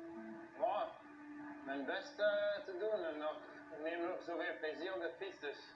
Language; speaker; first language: Dutch; non-native, local second language; French